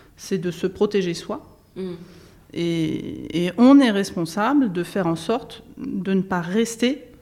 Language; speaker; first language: French; native; French